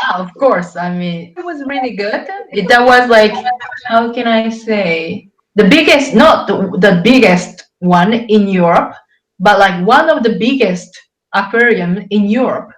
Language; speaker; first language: English; non-native, fluent; Japanese